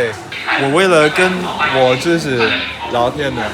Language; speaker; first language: Chinese; non-native, learner; Cantonese